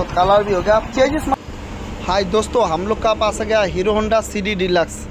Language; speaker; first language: Hindi; non-native, local second language; Bangla